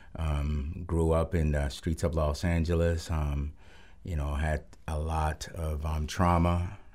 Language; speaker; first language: English; early bilingual, other home language; Spanish